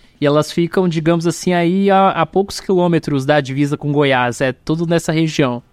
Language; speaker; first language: Portuguese; native; Portuguese